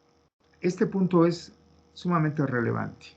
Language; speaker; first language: Spanish; native; Spanish